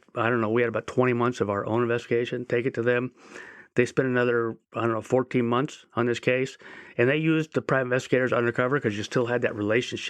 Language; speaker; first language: English; native; English